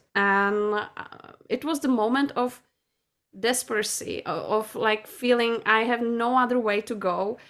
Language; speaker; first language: English; non-native, fluent; Czech